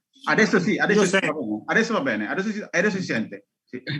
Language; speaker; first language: Italian; non-native, learner; Indonesian